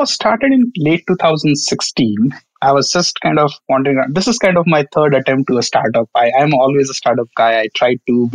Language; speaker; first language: English; non-native, local second language; Marathi